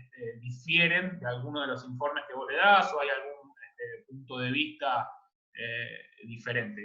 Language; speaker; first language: Spanish; native; Spanish